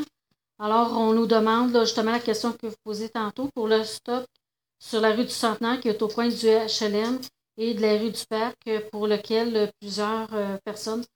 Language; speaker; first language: French; native; French